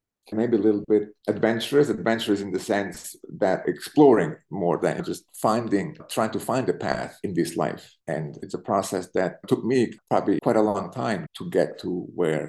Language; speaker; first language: English; non-native, fluent; Italian